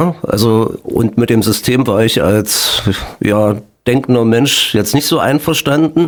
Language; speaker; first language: German; native; German